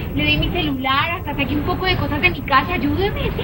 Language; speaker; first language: Spanish; native; Spanish